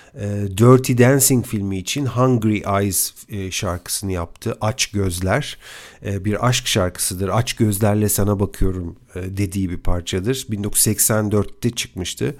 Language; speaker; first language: Turkish; native; Turkish